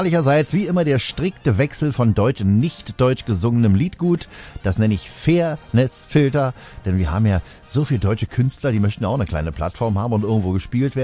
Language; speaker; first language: German; native; German